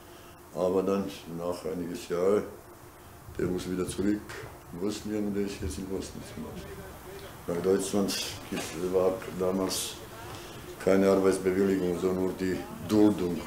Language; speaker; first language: German; non-native, learner; Bosnian